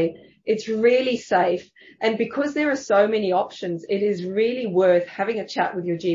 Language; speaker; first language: English; native; English